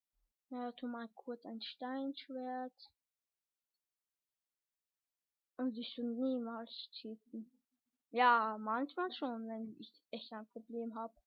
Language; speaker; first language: German; early bilingual, other home language; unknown